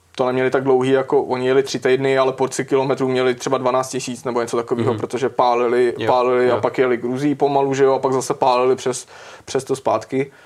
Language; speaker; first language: Czech; native; Czech